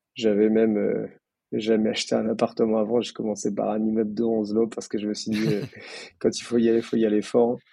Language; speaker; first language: French; native; French